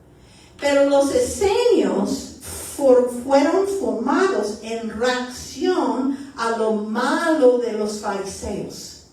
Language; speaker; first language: Spanish; early bilingual, heritage; Spanish